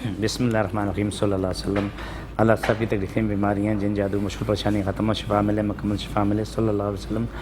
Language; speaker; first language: Urdu; non-native, local second language; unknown